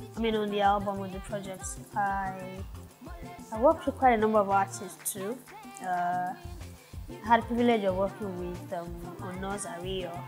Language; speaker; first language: English; non-native, local second language; Yoruba